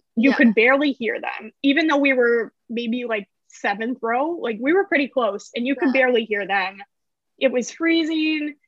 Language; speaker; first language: English; native; English